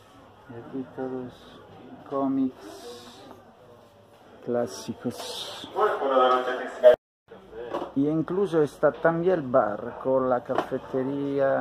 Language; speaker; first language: Spanish; non-native, fluent; Italian